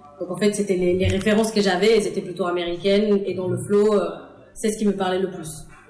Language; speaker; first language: French; non-native, fluent; English